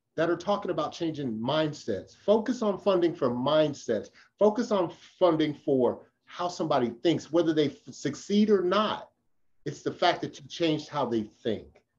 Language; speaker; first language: English; native; English